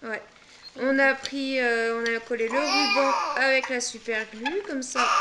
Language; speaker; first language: French; native; French